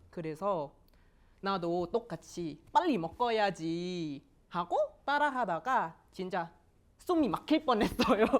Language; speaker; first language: Korean; non-native, fluent; Thai